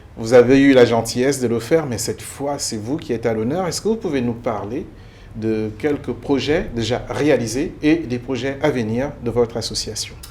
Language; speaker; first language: French; native; French